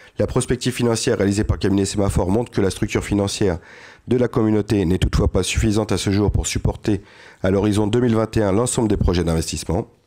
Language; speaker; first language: French; native; French